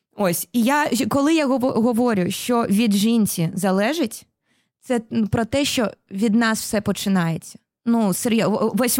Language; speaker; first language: Ukrainian; non-native, local second language; Russian